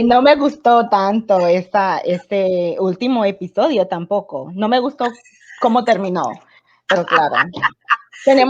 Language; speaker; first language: Spanish; non-native, fluent; English